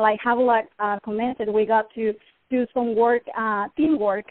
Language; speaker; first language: English; non-native, fluent; Spanish